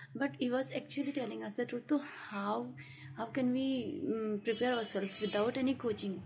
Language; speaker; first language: Hindi; native; Hindi